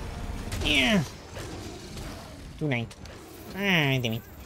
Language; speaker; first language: English; non-native, fluent; French